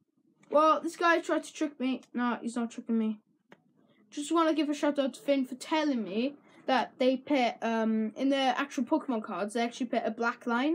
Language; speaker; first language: English; native; English